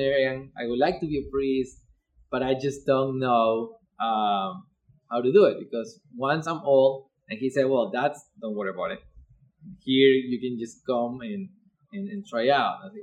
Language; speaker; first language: English; non-native, fluent; Spanish